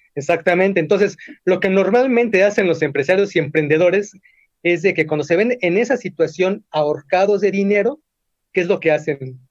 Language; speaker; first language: Spanish; native; Spanish